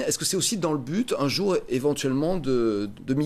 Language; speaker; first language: French; native; French